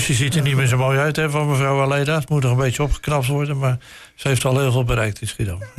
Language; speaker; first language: Dutch; native; Dutch